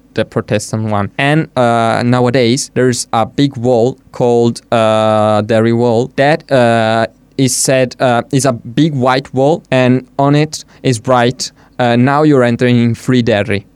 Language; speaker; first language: English; non-native, fluent; Italian